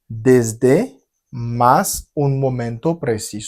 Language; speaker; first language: Spanish; non-native, fluent; Haitian Creole